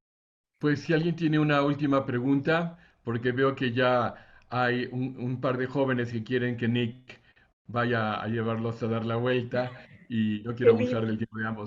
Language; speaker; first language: Spanish; native; Spanish